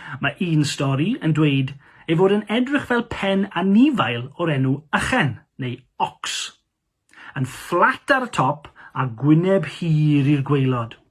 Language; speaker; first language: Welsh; non-native, local second language; English